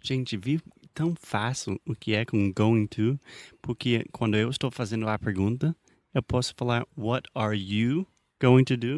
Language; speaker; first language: Portuguese; non-native, fluent; English